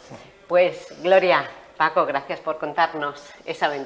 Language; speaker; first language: Spanish; native; Spanish